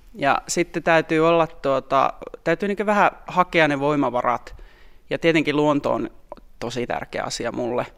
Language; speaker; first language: Finnish; native; Finnish